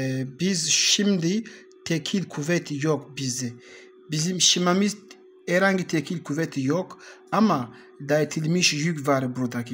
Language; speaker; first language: Turkish; non-native, learner; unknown